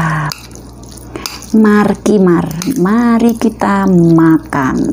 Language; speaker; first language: Indonesian; non-native, local second language; Javanese